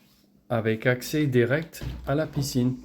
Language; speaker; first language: French; non-native, fluent; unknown